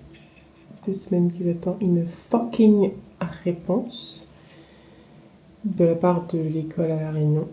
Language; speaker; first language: French; native; French